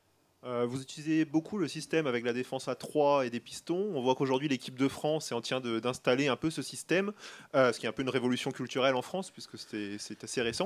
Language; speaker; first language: French; native; French